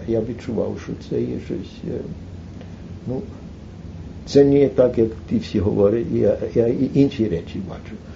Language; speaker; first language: Ukrainian; early bilingual, heritage; Ukrainian